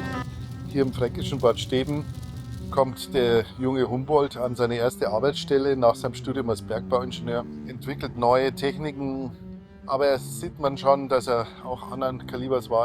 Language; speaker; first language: German; native; German